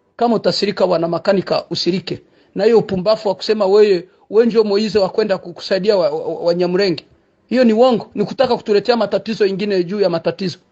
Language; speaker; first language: Swahili; non-native, local second language; Kinyarwanda